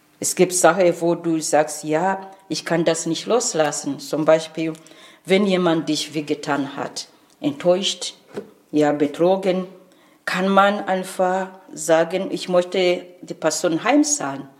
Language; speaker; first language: German; non-native, fluent; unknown